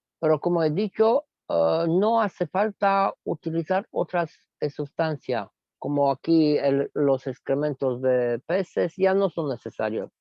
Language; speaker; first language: Spanish; non-native, fluent; Romanian